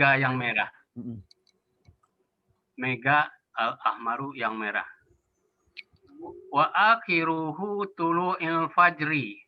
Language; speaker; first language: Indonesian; native; Indonesian